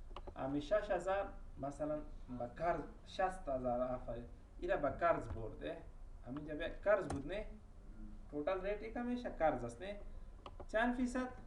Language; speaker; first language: Persian; non-native, local second language; Pashto